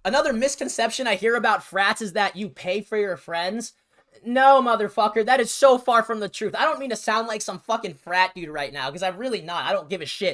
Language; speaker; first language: English; native; English